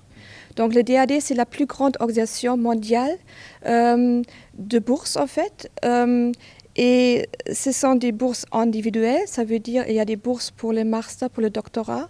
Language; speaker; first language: French; non-native, fluent; German